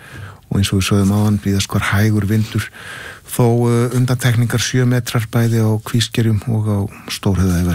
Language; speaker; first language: Icelandic; native; Icelandic